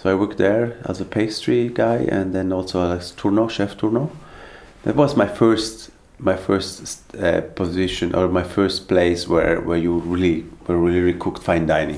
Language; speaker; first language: English; non-native, fluent; Swiss German